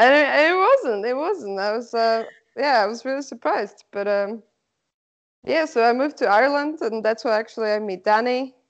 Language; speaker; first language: English; non-native, fluent; Slovak